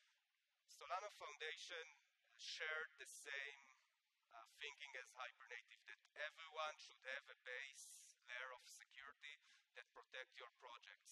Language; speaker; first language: English; non-native, fluent; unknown